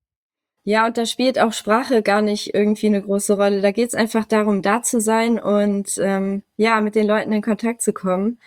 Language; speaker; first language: German; native; German